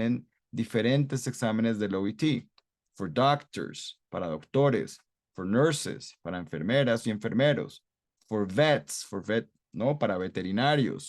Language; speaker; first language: Spanish; non-native, fluent; English